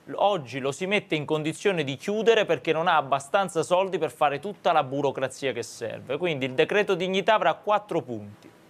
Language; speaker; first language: Italian; native; Italian